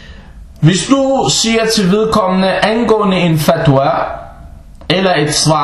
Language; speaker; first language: Danish; early bilingual, other home language; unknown